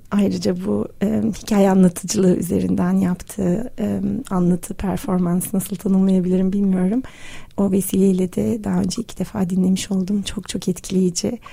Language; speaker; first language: Turkish; native; Turkish